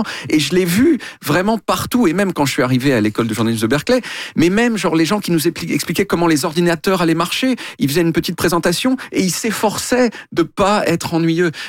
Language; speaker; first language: French; native; French